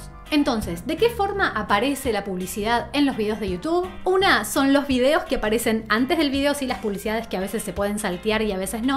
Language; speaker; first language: Spanish; native; Spanish